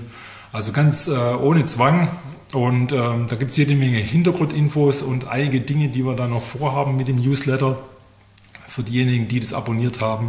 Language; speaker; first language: German; native; German